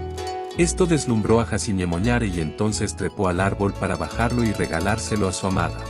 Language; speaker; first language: Spanish; native; Spanish